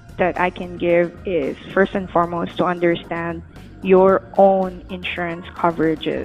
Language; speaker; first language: English; non-native, local second language; Filipino